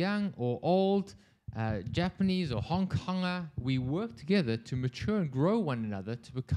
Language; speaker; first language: English; native; English